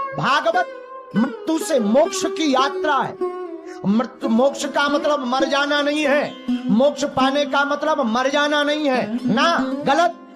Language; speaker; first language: Hindi; native; Hindi